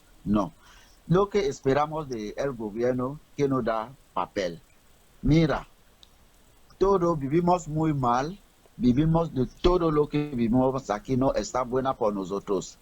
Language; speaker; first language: Spanish; non-native, learner; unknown